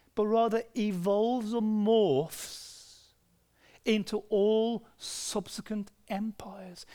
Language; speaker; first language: English; native; English